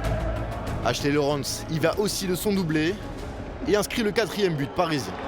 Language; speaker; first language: French; native; French